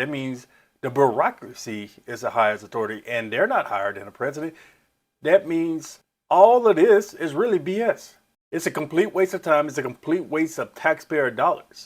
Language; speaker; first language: English; native; English